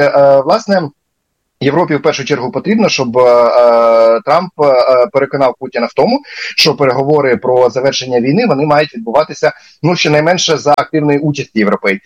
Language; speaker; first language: Ukrainian; native; Ukrainian